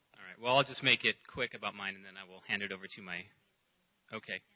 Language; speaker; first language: English; native; English